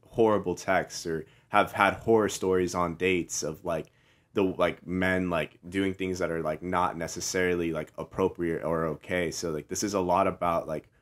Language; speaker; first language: English; native; English